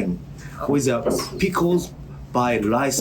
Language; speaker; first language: English; non-native, learner; Japanese